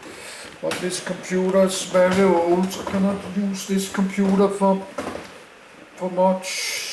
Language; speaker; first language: English; non-native, learner; Danish